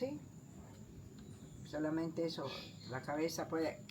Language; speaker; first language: Spanish; native; Spanish